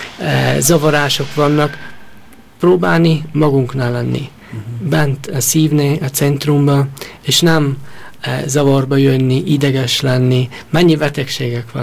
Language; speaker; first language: Hungarian; early bilingual, heritage; Hungarian